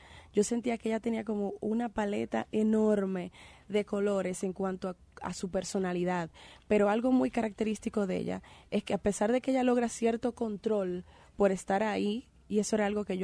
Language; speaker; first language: Spanish; native; Spanish